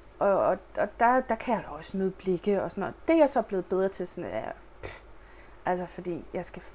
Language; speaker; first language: Danish; native; Danish